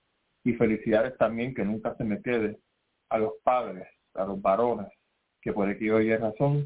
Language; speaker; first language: Spanish; native; Spanish